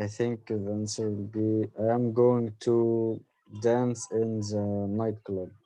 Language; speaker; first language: English; non-native, learner; Arabic